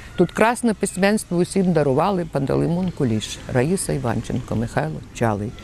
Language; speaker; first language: Ukrainian; native; Ukrainian